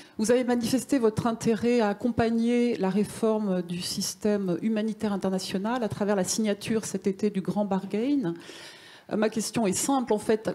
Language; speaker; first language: French; non-native, fluent; German